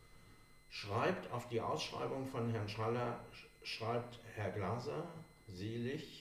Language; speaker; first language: German; native; German